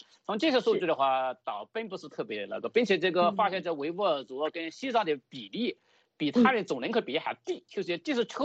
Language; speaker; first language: Chinese; native; Chinese